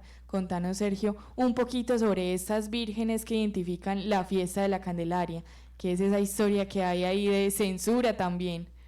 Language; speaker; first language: Spanish; native; Spanish